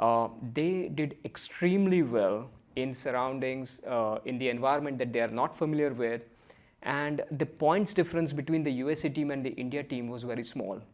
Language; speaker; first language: English; early bilingual, other home language; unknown